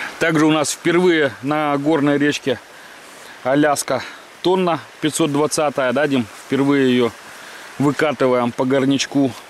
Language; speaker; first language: Russian; native; Russian